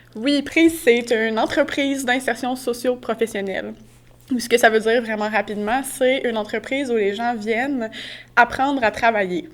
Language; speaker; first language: French; native; French